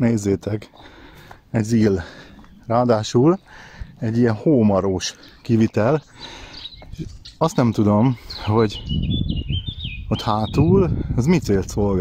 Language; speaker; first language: Hungarian; native; Hungarian